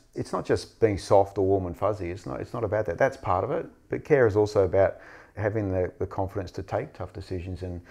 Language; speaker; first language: English; native; English